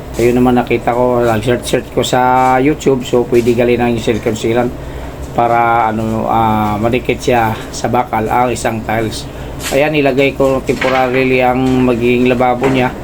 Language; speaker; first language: Filipino; non-native, local second language; Cebuano